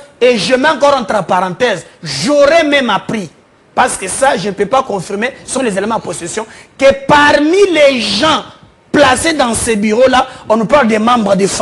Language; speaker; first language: French; non-native, local second language; Lingala